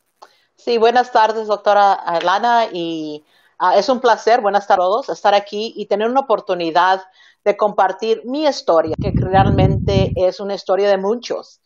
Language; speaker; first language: Spanish; early bilingual, heritage; Spanish